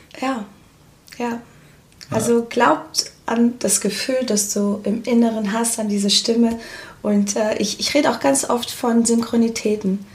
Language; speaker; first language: German; early bilingual, other home language; Portuguese